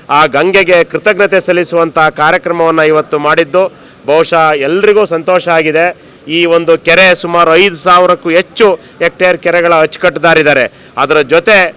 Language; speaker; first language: Kannada; native; Kannada